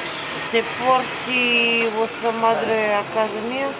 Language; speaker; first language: Italian; non-native, learner; Bulgarian